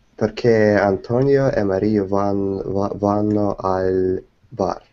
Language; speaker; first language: Italian; non-native, learner; Russian